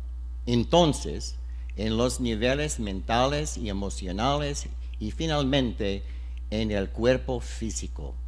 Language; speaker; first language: Spanish; non-native, learner; English